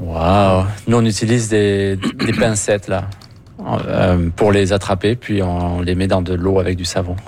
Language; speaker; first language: French; native; French